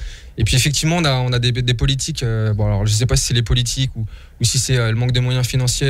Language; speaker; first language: French; native; French